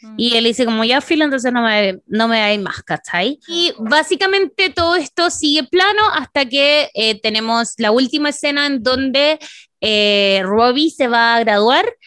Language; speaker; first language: Spanish; native; Spanish